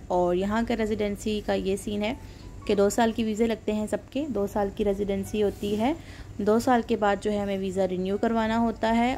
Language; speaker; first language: Urdu; native; Urdu